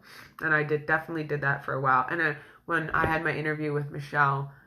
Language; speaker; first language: English; native; English